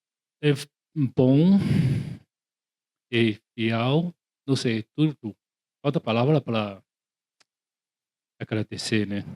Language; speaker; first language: Portuguese; non-native, learner; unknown